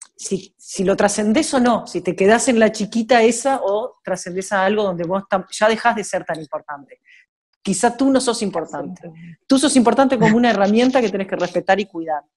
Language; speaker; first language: Spanish; native; Spanish